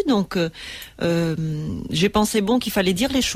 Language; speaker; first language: French; native; French